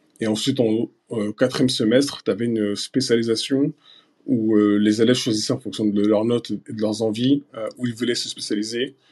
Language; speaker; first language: French; early bilingual, other home language; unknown